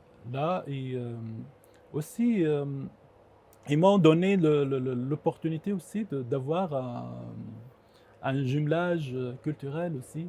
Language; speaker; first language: French; non-native, local second language; Arabic